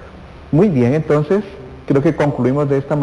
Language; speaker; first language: Spanish; native; Spanish